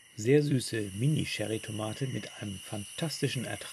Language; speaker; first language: German; native; German